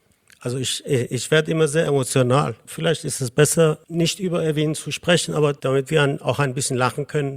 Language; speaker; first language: German; non-native, fluent; Persian